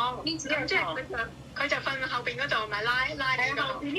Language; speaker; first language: Chinese; non-native, learner; Indonesian